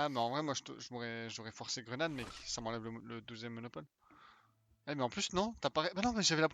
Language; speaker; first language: French; native; French